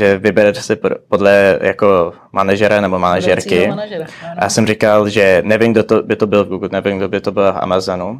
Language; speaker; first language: Czech; early bilingual, heritage; Czech